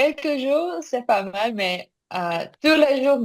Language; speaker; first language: French; non-native, learner; Korean